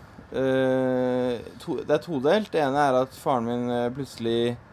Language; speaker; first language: Norwegian; native; Norwegian